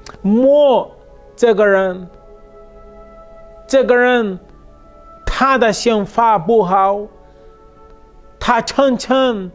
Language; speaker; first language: Chinese; non-native, fluent; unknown